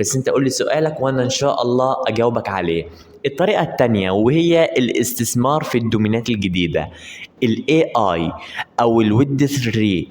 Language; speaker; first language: Arabic; native; Arabic